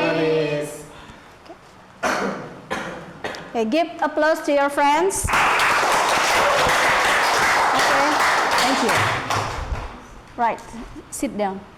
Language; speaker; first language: English; non-native, learner; Indonesian